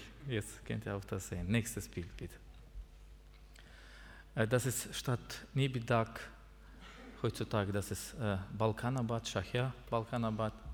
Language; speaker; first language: German; non-native, learner; Russian